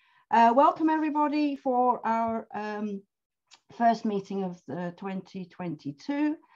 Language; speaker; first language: English; native; English